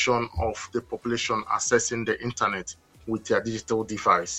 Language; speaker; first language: English; non-native, local second language; Igbo